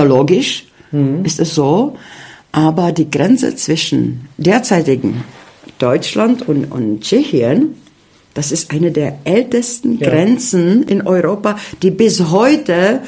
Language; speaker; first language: German; early bilingual, heritage; Czech